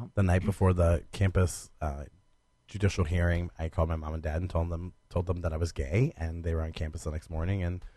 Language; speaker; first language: English; native; English